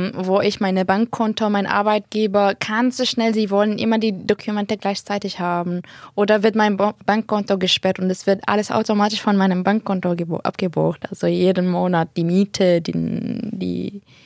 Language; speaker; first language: German; non-native, fluent; Arabic